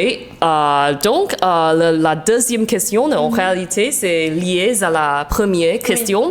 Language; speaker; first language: French; non-native, learner; Chinese